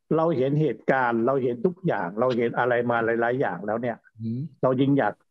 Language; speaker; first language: Thai; native; Thai